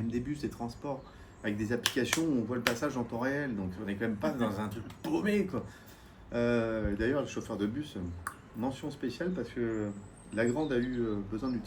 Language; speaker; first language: French; native; French